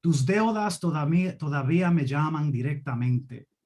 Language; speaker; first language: Spanish; early bilingual, other home language; English